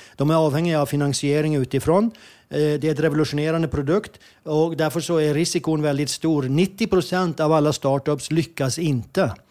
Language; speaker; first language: Swedish; non-native, fluent; Hebrew